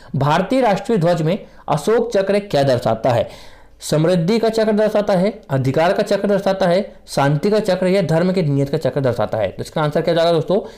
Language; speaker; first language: Hindi; native; Hindi